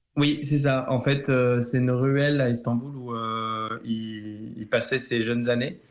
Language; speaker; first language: French; early bilingual, other home language; Turkish